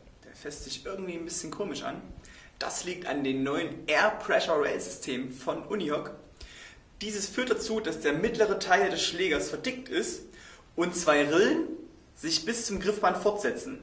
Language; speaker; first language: German; native; German